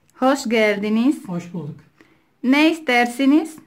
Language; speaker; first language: Turkish; non-native, learner; Spanish